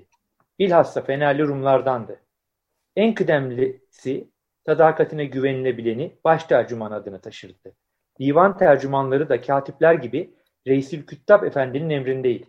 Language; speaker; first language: Turkish; native; Turkish